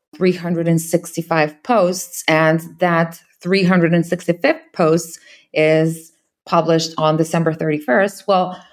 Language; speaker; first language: English; non-native, fluent; Serbian